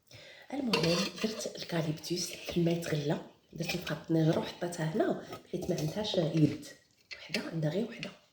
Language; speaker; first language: Arabic; native; Arabic